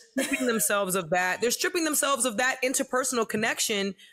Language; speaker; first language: English; native; English